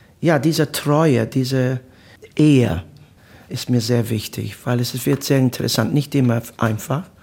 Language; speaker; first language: German; non-native, learner; Italian